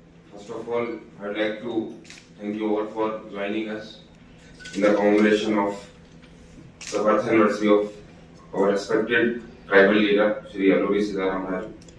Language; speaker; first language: English; non-native, local second language; Hindi